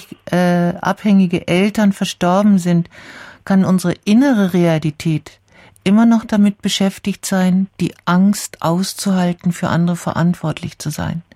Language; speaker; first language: German; native; German